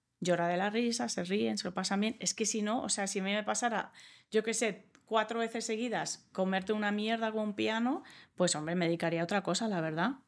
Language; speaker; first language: Spanish; early bilingual, other home language; English